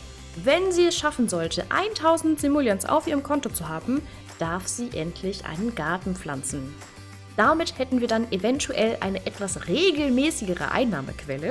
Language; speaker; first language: German; native; German